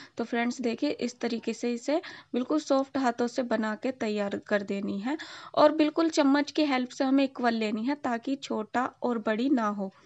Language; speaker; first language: Hindi; native; Hindi